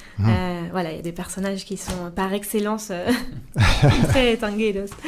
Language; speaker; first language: French; native; French